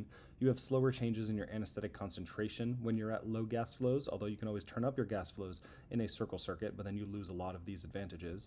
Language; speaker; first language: English; native; English